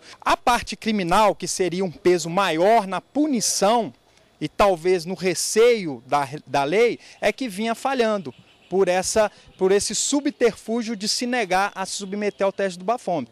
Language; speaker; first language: Portuguese; native; Portuguese